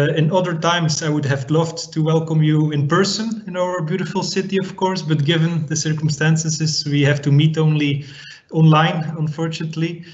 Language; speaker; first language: English; non-native, fluent; Dutch